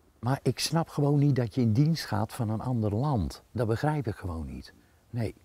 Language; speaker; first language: Dutch; native; Dutch